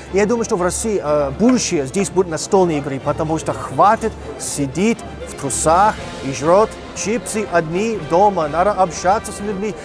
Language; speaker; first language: Russian; non-native, fluent; English